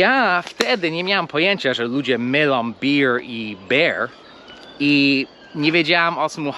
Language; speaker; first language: Polish; non-native, fluent; English